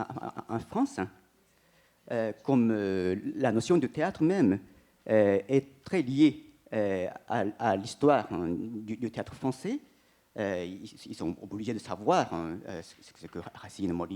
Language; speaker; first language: French; non-native, fluent; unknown